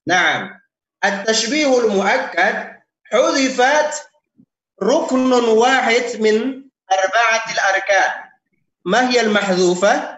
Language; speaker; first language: Arabic; non-native, fluent; Indonesian